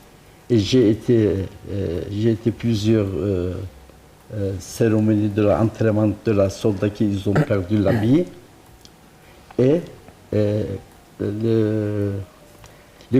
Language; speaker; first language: French; non-native, learner; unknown